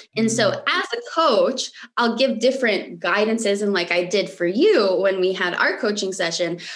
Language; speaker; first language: English; early bilingual, other home language; Romanian